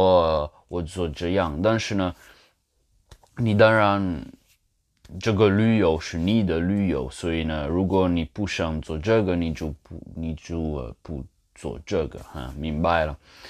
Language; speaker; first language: Chinese; non-native, learner; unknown